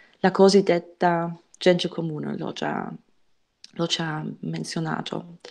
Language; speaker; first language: Italian; non-native, fluent; German